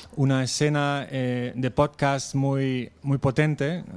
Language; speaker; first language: Spanish; non-native, fluent; German